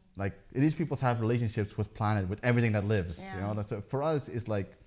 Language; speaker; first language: English; early bilingual, heritage; Dutch